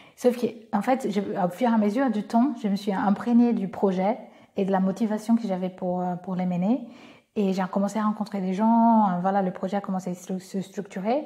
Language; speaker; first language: French; non-native, fluent; Portuguese